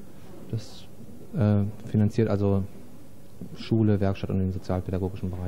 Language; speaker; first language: German; native; German